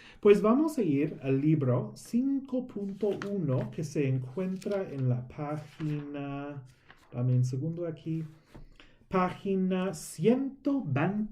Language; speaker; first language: Spanish; non-native, fluent; English